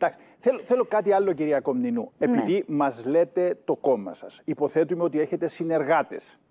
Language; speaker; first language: Greek; native; Greek